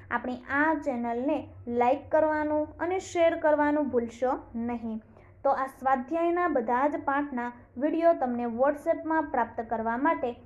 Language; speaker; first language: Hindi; non-native, local second language; Gujarati